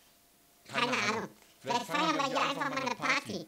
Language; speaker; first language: German; native; German